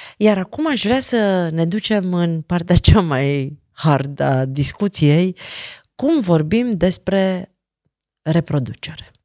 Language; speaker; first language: Romanian; native; Romanian